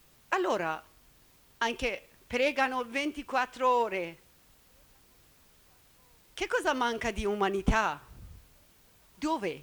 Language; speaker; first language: Italian; non-native, learner; Persian